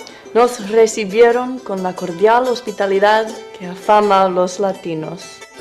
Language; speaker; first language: Spanish; native; Spanish